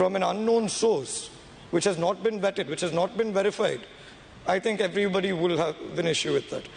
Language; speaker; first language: English; non-native, local second language; Tamil